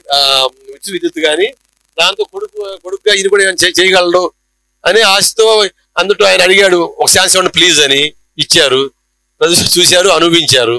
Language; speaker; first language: Telugu; native; Telugu